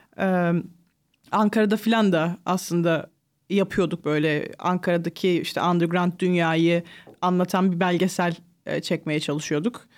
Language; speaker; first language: Turkish; native; Turkish